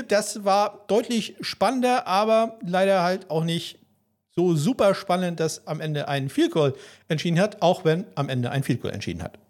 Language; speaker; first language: German; native; German